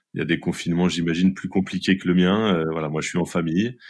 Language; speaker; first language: French; native; French